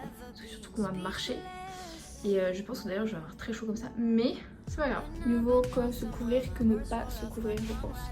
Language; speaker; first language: French; native; French